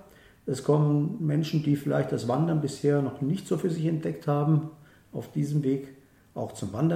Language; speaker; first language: German; native; German